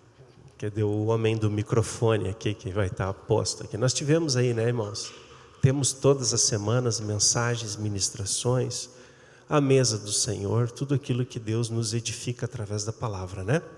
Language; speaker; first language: Portuguese; native; Portuguese